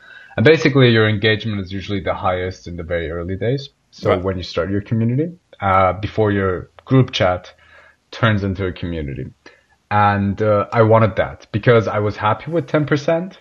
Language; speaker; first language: English; non-native, fluent; Persian